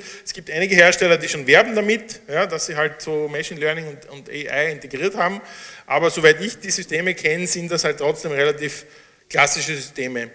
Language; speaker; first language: German; native; German